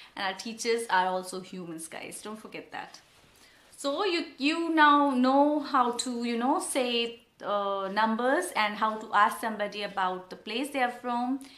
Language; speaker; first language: English; non-native, local second language; Hindi